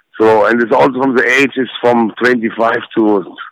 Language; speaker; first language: English; non-native, fluent; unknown